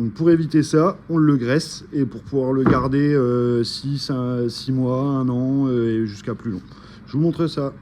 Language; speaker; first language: French; native; French